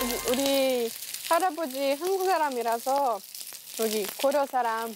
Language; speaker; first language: Korean; non-native, learner; Russian